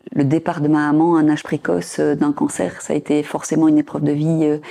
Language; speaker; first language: French; native; French